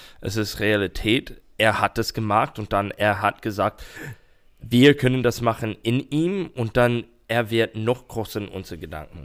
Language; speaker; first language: German; non-native, fluent; English